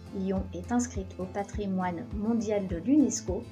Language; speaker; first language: French; early bilingual, heritage; French